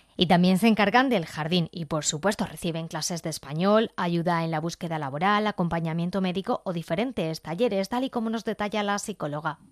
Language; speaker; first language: Spanish; native; Spanish